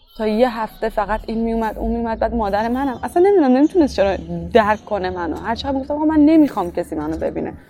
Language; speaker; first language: Persian; native; Persian